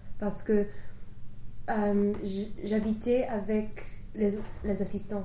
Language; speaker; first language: French; non-native, fluent; English